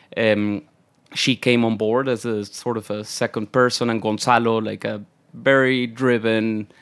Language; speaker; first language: English; non-native, fluent; Spanish